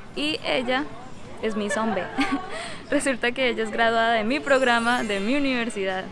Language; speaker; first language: Spanish; native; Spanish